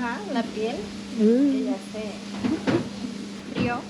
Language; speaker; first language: Spanish; native; Spanish